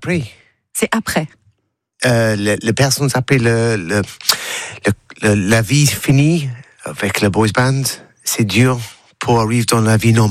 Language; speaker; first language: French; non-native, learner; English